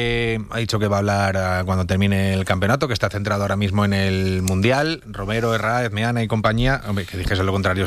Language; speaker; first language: Spanish; native; Spanish